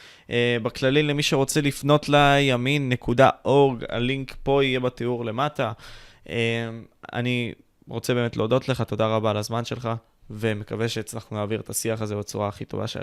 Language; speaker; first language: Hebrew; native; Hebrew